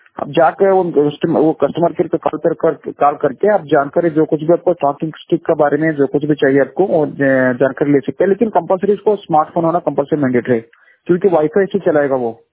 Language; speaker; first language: Hindi; non-native, local second language; Kannada